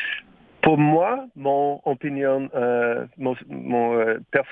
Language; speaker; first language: French; non-native, learner; English